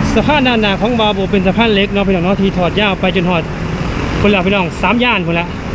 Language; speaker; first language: Thai; non-native, fluent; Lao